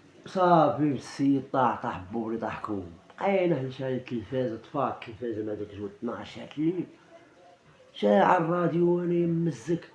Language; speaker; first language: Arabic; native; Arabic